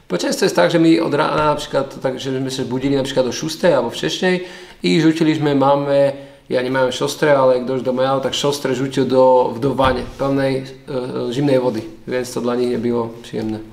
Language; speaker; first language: Polish; non-native, learner; Slovak